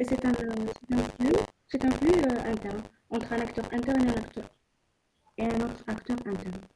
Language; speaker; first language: French; non-native, local second language; Arabic